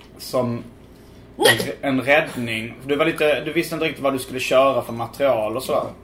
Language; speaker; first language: Swedish; native; Swedish